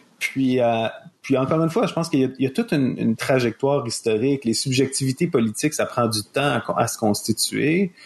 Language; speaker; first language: French; native; French